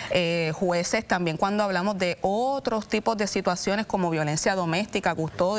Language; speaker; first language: Spanish; native; Spanish